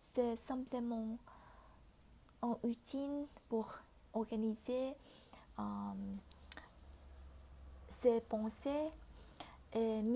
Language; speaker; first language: French; non-native, fluent; Vietnamese